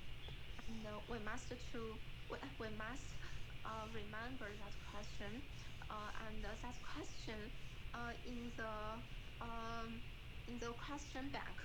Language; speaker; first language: English; non-native, learner; Chinese